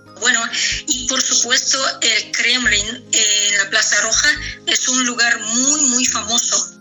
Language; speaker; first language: Spanish; non-native, fluent; Russian